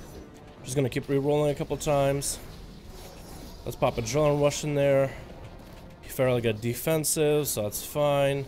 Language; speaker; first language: English; native; English